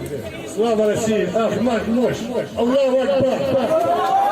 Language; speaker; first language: Russian; native; Russian